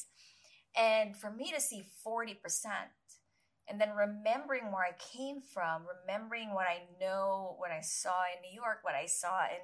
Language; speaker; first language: English; non-native, local second language; Filipino